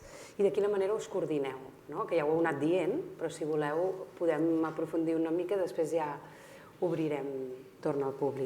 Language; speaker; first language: Catalan; native; Catalan